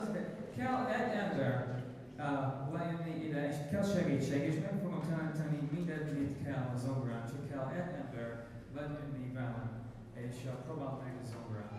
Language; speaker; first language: Hungarian; non-native, learner; English